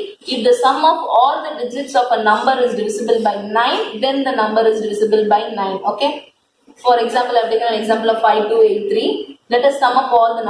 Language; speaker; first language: English; non-native, local second language; Tamil